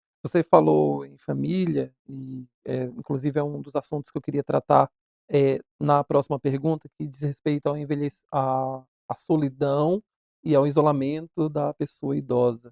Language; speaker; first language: Portuguese; native; Portuguese